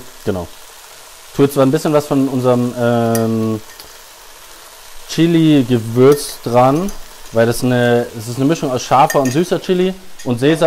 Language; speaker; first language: German; native; German